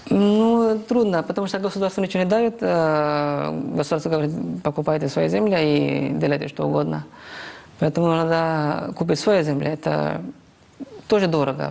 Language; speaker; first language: Russian; non-native, fluent; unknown